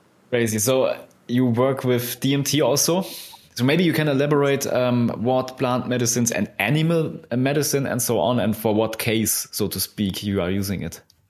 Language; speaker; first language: English; non-native, fluent; German